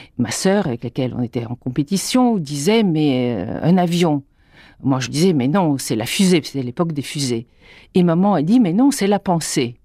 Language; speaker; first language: French; non-native, fluent; Bulgarian